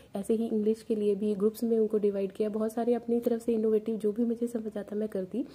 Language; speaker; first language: Hindi; native; Hindi